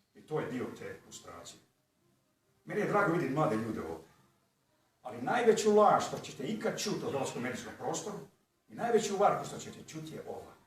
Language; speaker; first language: Bosnian; early bilingual, heritage; Croatian